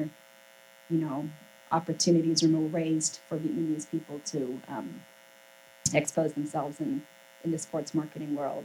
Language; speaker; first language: English; native; English